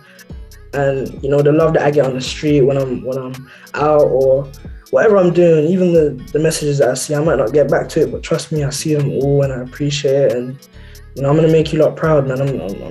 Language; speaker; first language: English; native; English